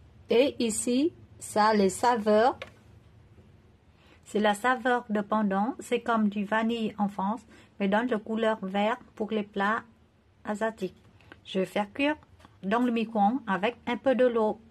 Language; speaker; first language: French; non-native, learner; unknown